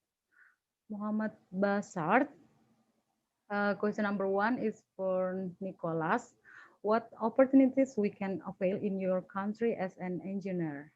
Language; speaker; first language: English; non-native, fluent; Indonesian